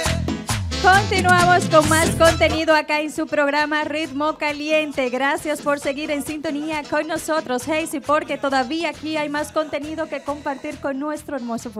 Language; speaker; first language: Spanish; native; Spanish